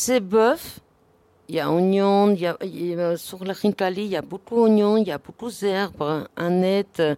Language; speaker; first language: French; non-native, learner; Armenian